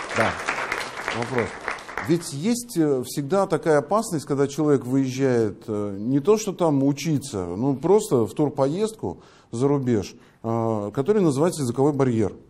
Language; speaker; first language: Russian; native; Russian